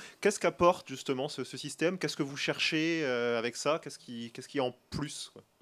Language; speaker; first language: French; native; French